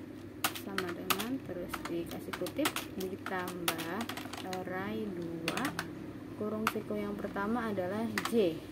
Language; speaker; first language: Indonesian; native; Indonesian